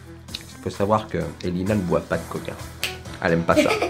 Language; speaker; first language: French; native; French